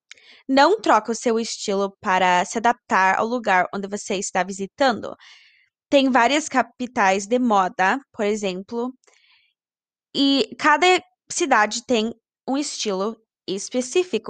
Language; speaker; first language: Portuguese; early bilingual, heritage; Portuguese